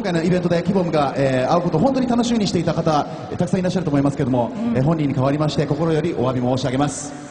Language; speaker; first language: Japanese; native; Japanese